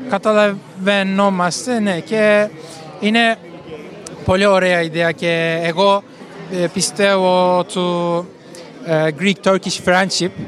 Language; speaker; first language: Greek; non-native, learner; Turkish